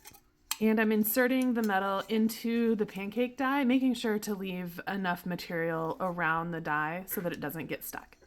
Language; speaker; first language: English; native; English